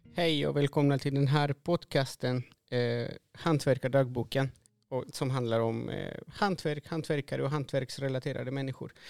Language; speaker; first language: Swedish; non-native, fluent; Spanish